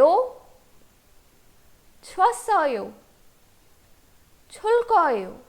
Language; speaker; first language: Korean; non-native, fluent; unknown